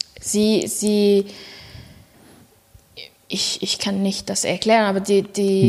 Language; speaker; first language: German; non-native, learner; Arabic